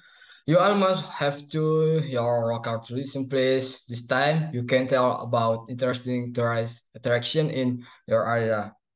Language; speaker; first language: English; non-native, learner; Indonesian